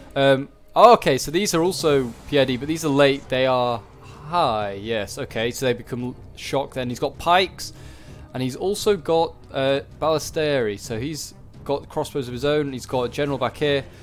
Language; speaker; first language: English; native; English